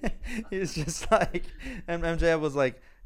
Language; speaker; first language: English; non-native, fluent; Persian